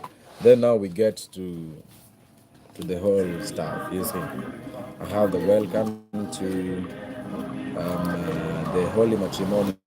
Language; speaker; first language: English; non-native, local second language; Swahili